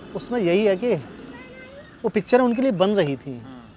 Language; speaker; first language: Hindi; native; Hindi